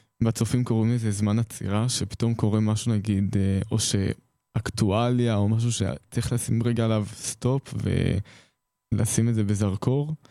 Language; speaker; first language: Hebrew; native; Hebrew